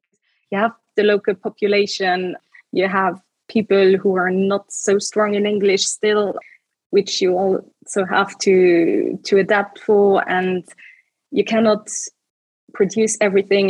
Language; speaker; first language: English; non-native, fluent; Luxembourgish